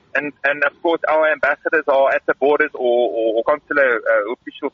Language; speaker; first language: English; non-native, local second language; Afrikaans